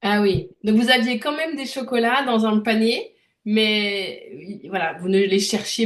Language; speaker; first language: French; native; French